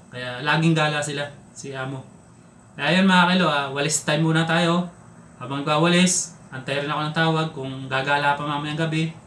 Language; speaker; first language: Filipino; non-native, local second language; Cebuano